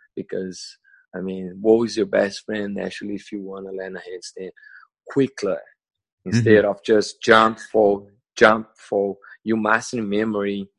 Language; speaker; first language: English; non-native, learner; Portuguese